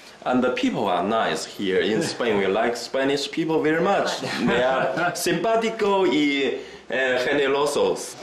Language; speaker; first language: English; non-native, fluent; Chinese